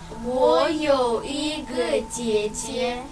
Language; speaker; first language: Chinese; non-native, learner; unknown